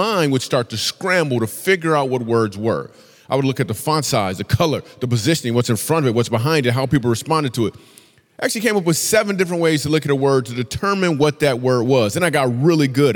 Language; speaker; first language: English; native; English